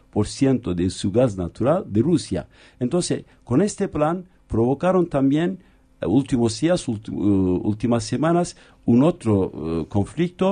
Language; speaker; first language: Spanish; non-native, fluent; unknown